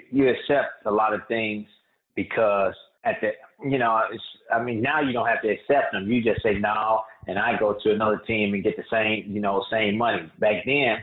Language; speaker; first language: English; native; English